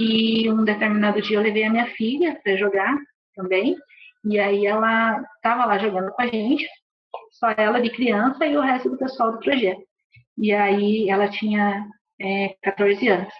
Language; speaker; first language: Portuguese; native; Portuguese